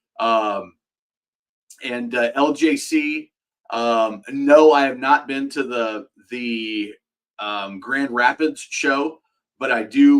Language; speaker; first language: English; native; English